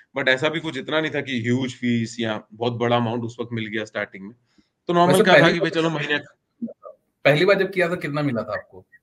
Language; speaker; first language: Hindi; native; Hindi